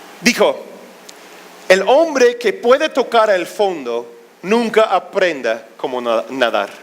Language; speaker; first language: Spanish; non-native, fluent; English